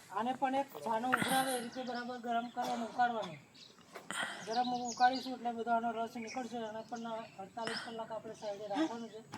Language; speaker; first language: Gujarati; non-native, local second language; Rathawi